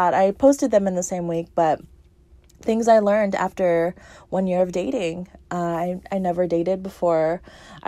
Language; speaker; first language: English; native; English